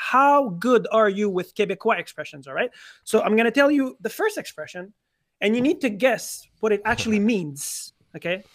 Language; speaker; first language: English; native; English